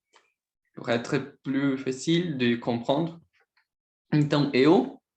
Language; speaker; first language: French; non-native, learner; Portuguese